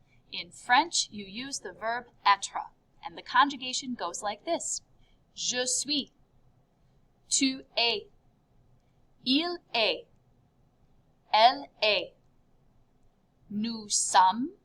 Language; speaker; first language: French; non-native, fluent; English